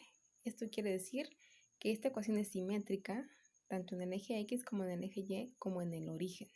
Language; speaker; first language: Spanish; native; Spanish